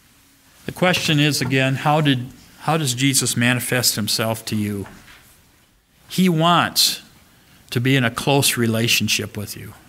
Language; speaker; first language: English; native; English